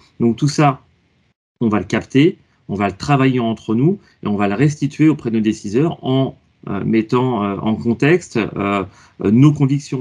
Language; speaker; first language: French; native; French